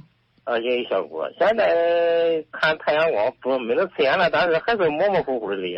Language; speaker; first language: Chinese; native; Chinese